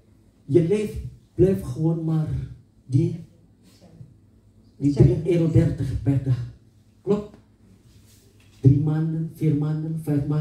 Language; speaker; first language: Dutch; non-native, learner; Indonesian